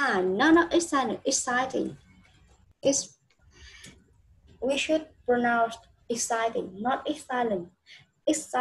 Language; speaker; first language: English; non-native, fluent; Vietnamese